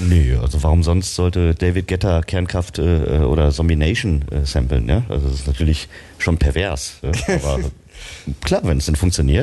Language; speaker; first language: German; native; German